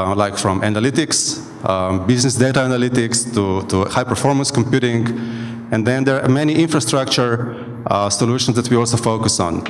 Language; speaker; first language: English; non-native, fluent; Slovenian